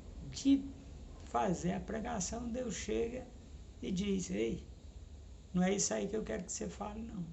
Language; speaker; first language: Portuguese; native; Portuguese